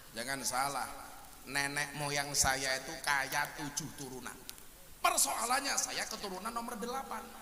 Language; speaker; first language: Indonesian; native; Indonesian